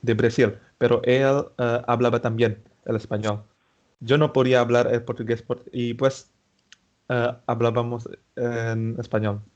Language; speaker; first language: Spanish; non-native, fluent; Indonesian